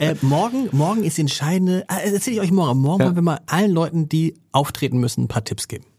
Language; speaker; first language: German; native; German